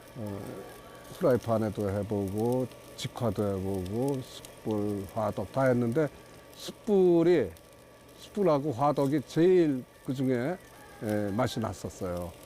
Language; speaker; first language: Korean; native; Korean